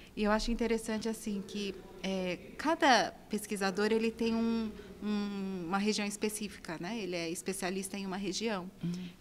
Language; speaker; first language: Portuguese; native; Portuguese